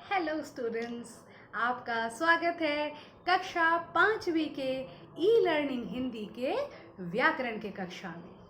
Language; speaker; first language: Hindi; non-native, local second language; Bangla